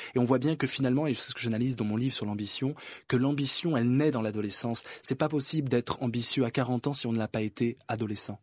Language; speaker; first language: French; native; French